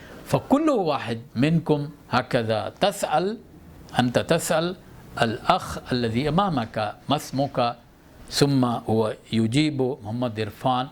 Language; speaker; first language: Arabic; non-native, fluent; Urdu